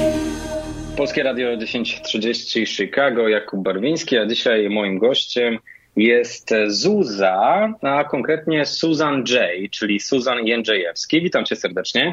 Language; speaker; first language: Polish; native; Polish